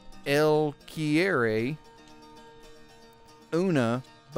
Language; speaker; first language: Spanish; non-native, learner; English